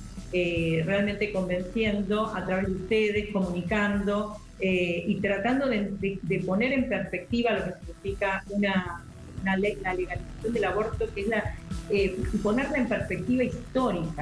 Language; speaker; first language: Spanish; native; Spanish